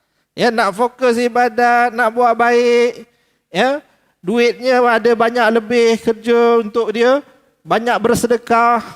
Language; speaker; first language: Malay; native; Malay